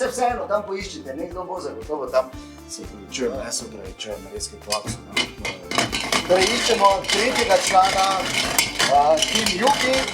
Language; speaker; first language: Slovenian; native; Slovenian